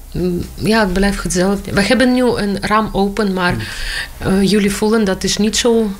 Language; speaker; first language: Dutch; non-native, local second language; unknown